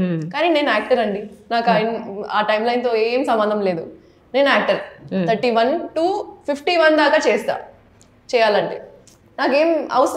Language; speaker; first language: Telugu; non-native, local second language; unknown